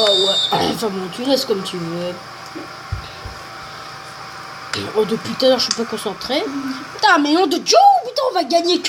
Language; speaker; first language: French; native; French